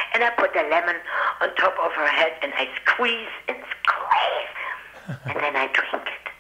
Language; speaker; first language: English; non-native, fluent; German